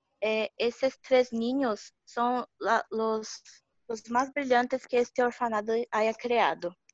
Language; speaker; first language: Spanish; non-native, learner; Portuguese